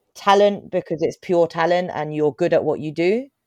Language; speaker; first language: English; native; English